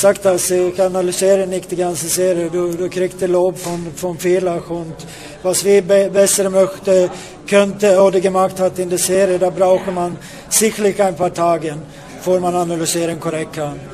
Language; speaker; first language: German; non-native, fluent; Swedish